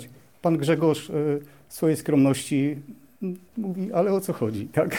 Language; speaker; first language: Polish; native; Polish